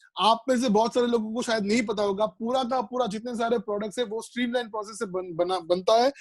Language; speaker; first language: Hindi; non-native, local second language; Bangla